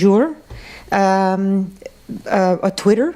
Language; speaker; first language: French; non-native, local second language; English